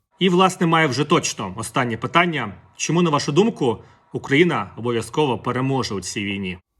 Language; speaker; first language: Ukrainian; native; Ukrainian